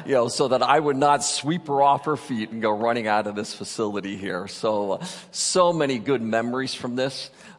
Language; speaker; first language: English; native; English